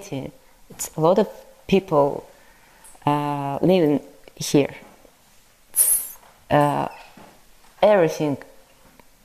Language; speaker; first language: English; non-native, learner; Russian